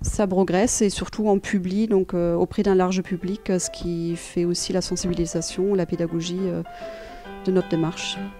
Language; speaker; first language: French; non-native, fluent; German